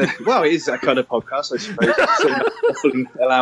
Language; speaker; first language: English; native; English